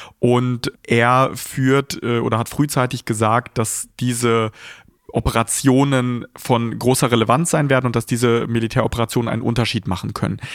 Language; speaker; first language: German; early bilingual, other home language; Russian